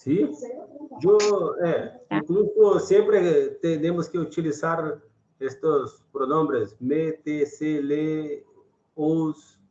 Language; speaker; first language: Spanish; non-native, learner; Portuguese